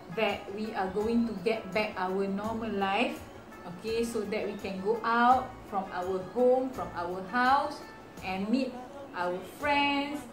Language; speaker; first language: English; non-native, local second language; Malay